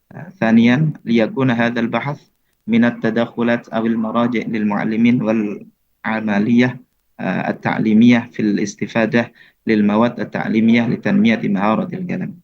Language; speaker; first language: Arabic; non-native, fluent; Indonesian